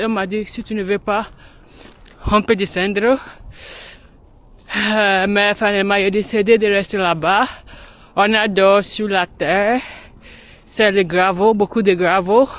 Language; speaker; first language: French; non-native, learner; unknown